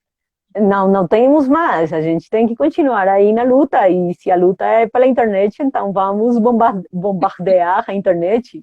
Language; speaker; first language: Portuguese; non-native, fluent; Spanish